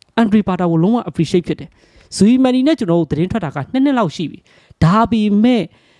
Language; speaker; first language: Burmese; native; Burmese